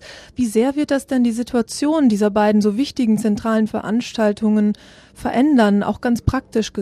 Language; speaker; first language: German; native; German